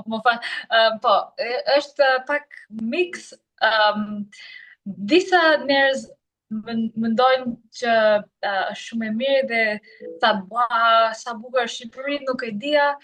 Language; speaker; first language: Albanian; non-native, learner; English